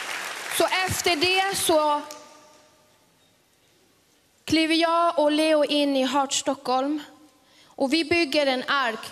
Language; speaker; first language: Swedish; early bilingual, other home language; Spanish